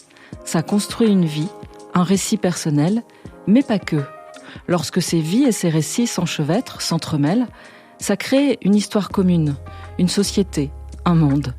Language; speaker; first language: French; native; French